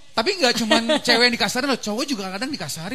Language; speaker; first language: Indonesian; native; Indonesian